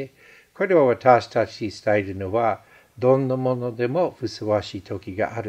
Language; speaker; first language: Japanese; non-native, fluent; English